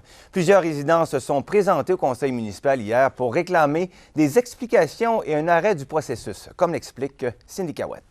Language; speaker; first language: French; native; French